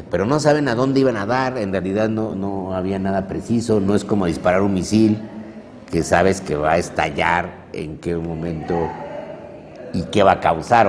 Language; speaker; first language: Spanish; native; Spanish